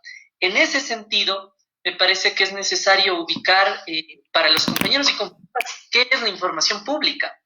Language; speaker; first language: Spanish; native; Spanish